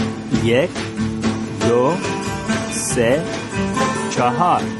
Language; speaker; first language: Persian; non-native, learner; English